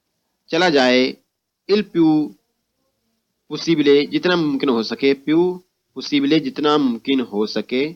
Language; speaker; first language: Italian; non-native, fluent; Urdu